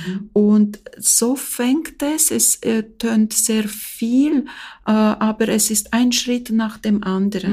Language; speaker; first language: German; non-native, fluent; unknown